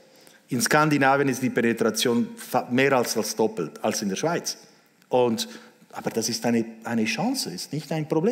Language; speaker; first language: German; non-native, local second language; Italian